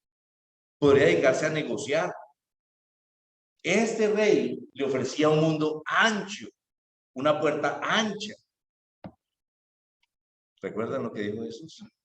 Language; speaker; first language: Spanish; native; Spanish